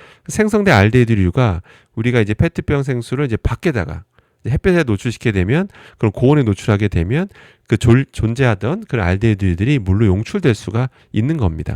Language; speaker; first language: Korean; native; Korean